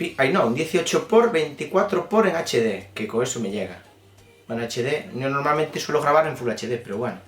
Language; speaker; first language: Spanish; non-native, local second language; Galician